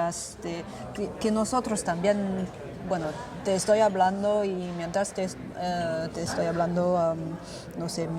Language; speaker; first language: Spanish; non-native, fluent; French